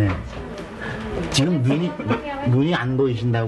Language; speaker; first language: Korean; native; Korean